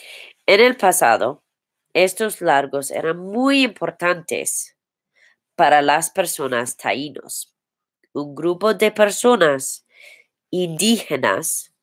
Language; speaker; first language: Spanish; non-native, learner; English